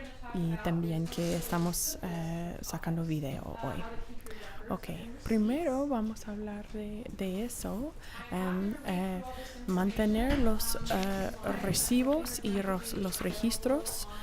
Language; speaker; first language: Spanish; non-native, fluent; English